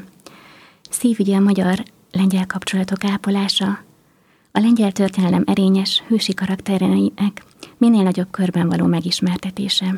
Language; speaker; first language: Hungarian; native; Hungarian